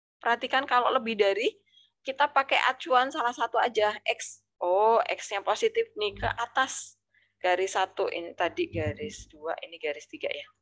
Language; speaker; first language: Indonesian; native; Indonesian